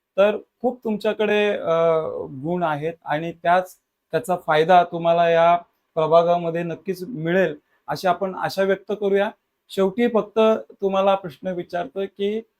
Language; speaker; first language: Marathi; native; Marathi